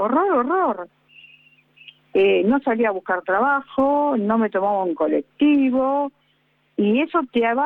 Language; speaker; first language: Spanish; native; Spanish